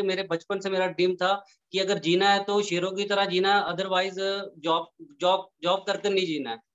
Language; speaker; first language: Hindi; native; Hindi